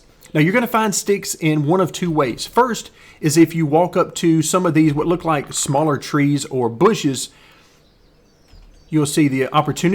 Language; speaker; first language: English; native; English